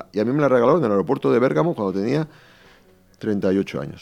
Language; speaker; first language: Spanish; native; Spanish